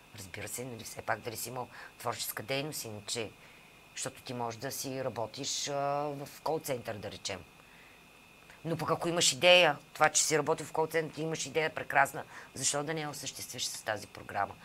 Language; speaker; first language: Bulgarian; native; Bulgarian